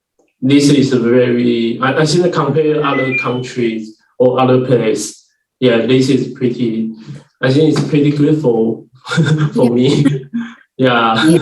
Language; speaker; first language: English; non-native, learner; Chinese